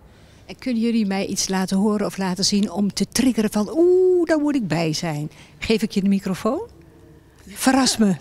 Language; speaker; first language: Dutch; native; Dutch